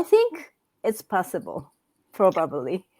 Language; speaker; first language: English; non-native, learner; Japanese